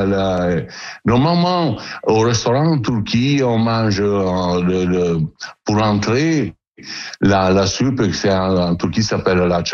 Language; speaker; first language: French; non-native, learner; Italian